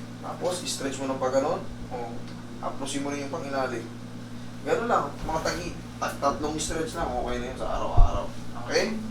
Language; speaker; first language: Filipino; native; Filipino